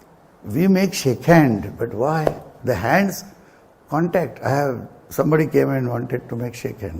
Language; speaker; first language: English; non-native, local second language; Marathi